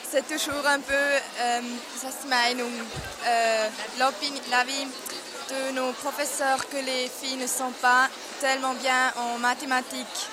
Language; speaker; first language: French; non-native, local second language; German